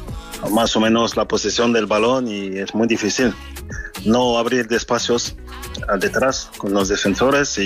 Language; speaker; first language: Spanish; non-native, fluent; French